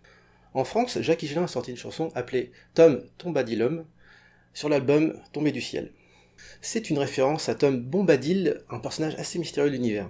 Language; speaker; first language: French; native; French